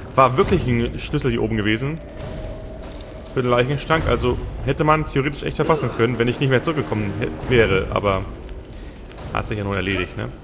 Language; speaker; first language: German; native; German